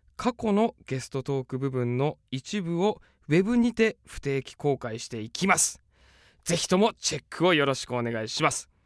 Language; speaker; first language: Japanese; native; Japanese